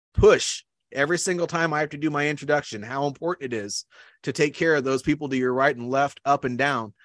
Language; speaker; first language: English; native; English